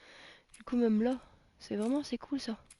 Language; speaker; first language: French; native; French